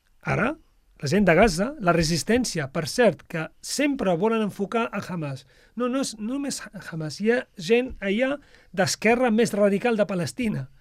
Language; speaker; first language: Catalan; non-native, fluent; Arabic